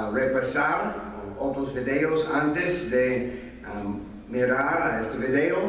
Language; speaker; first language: Spanish; non-native, fluent; English